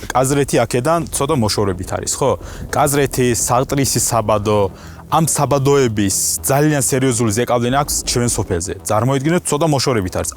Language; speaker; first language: Georgian; non-native, local second language; Azerbaijani